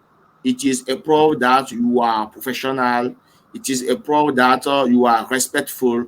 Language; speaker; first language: English; non-native, learner; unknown